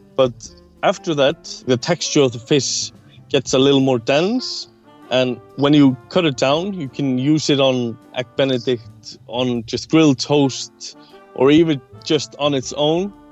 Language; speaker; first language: English; non-native, fluent; Icelandic